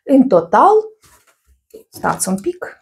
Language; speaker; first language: Romanian; non-native, learner; Russian